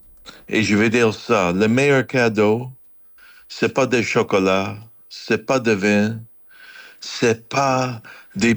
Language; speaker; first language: French; non-native, fluent; English